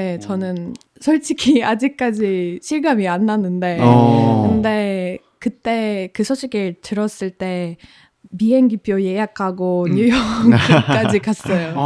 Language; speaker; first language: Korean; non-native, fluent; Polish